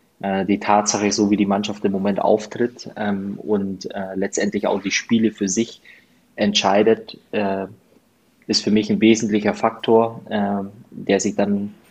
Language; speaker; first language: German; native; German